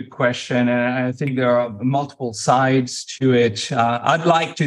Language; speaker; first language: English; non-native, fluent; Morisyen